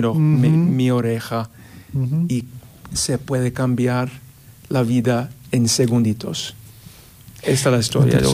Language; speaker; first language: Spanish; non-native, fluent; English